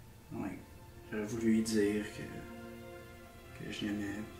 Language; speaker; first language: French; native; French